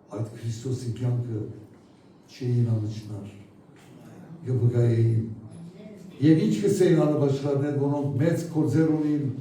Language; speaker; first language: Armenian; native; Armenian